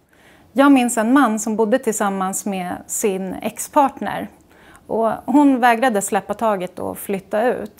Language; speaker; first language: Swedish; native; Swedish